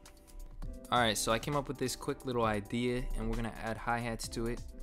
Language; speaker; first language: English; native; English